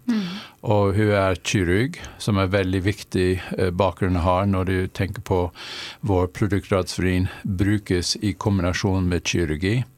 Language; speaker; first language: Norwegian; non-native, fluent; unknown